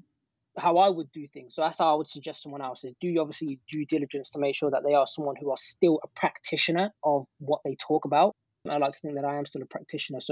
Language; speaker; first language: English; native; English